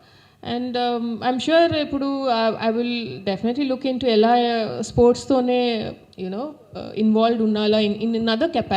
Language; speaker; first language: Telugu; non-native, local second language; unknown